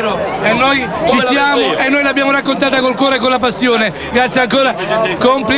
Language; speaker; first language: Italian; native; Italian